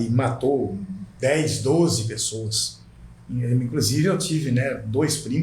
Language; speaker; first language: Portuguese; native; Portuguese